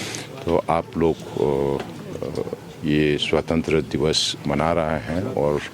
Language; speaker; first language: Hindi; non-native, local second language; Tibetan